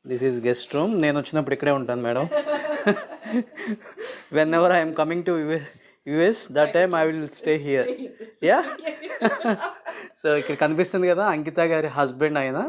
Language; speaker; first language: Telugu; native; Telugu